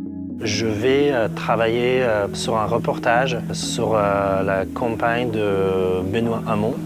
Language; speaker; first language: French; non-native, fluent; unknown